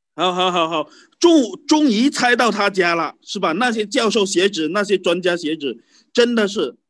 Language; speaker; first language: Chinese; native; Chinese